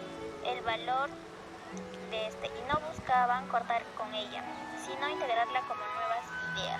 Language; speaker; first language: Spanish; native; Spanish